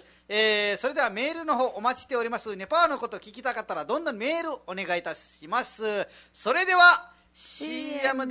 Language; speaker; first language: Japanese; non-native, fluent; Nepali